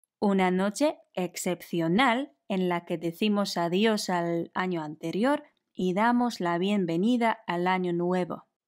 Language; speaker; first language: Spanish; non-native, fluent; Polish